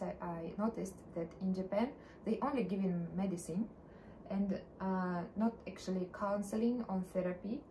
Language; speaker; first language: English; non-native, learner; Russian